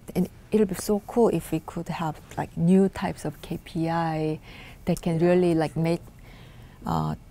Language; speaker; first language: English; non-native, fluent; Korean